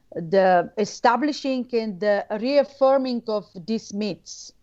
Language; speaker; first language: English; non-native, fluent; Bulgarian